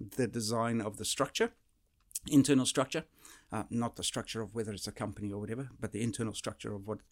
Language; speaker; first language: English; early bilingual, other home language; Dutch